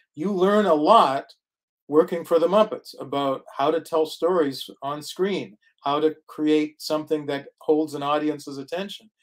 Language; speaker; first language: English; native; English